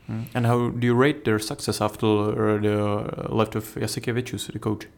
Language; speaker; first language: English; non-native, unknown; Czech